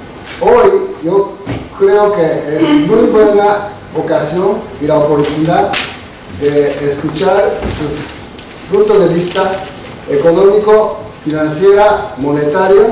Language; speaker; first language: Spanish; non-native, fluent; Japanese